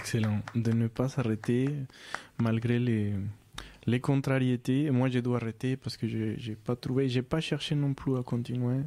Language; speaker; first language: French; non-native, fluent; Spanish